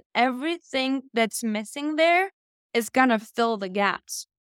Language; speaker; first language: English; non-native, fluent; Lithuanian